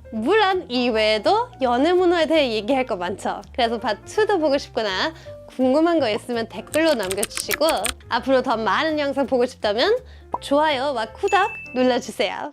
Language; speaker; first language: Korean; non-native, fluent; German